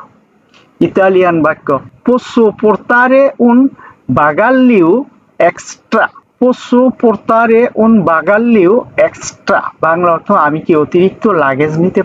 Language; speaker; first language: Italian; non-native, learner; Bangla